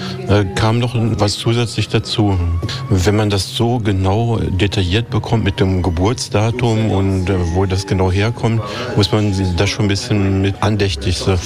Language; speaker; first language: German; native; German